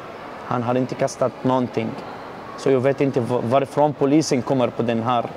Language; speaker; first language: Swedish; non-native, learner; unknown